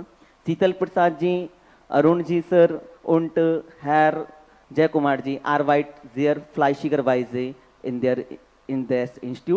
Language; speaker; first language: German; non-native, learner; Hindi